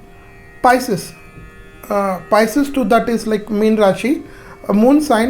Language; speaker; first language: English; non-native, local second language; Hindi